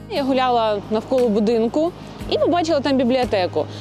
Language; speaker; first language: Ukrainian; native; Ukrainian